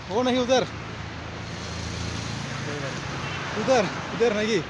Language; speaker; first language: Hindi; non-native, learner; Tamil